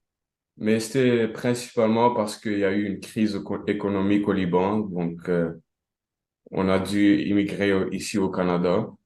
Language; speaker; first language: French; non-native, local second language; Arabic